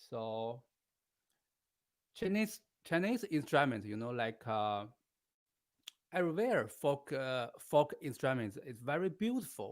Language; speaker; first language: English; non-native, learner; Chinese